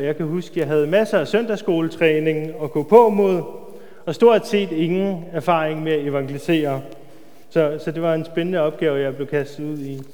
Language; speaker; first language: Danish; native; Danish